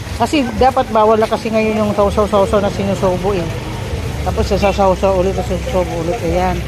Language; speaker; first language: Filipino; non-native, local second language; Waray